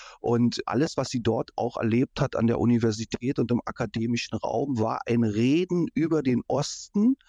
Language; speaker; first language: German; native; German